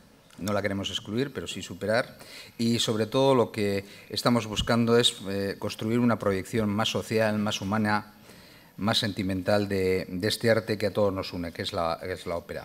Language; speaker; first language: Spanish; native; Spanish